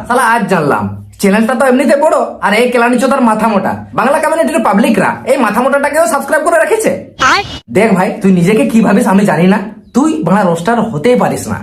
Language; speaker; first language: Bangla; non-native, local second language; Santali